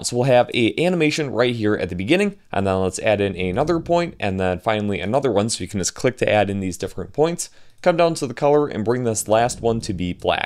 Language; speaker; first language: English; native; English